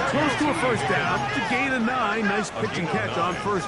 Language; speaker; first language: English; native; English